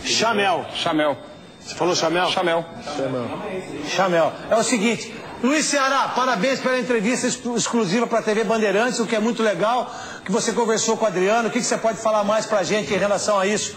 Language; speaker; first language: Portuguese; native; Portuguese